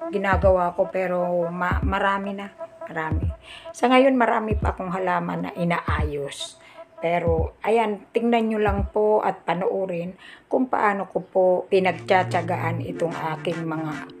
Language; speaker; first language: Filipino; non-native, local second language; Bikol